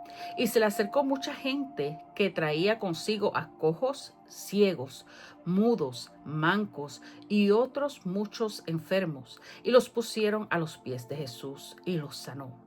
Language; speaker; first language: Spanish; native; Spanish